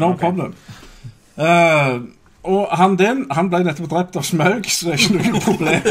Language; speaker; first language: Norwegian; native; Norwegian